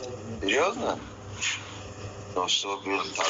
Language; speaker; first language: Russian; non-native, learner; Persian